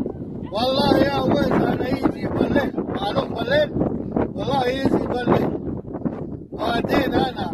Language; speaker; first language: Arabic; non-native, learner; Pashto